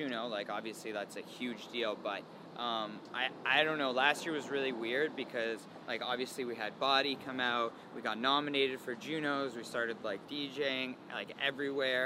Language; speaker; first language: English; native; English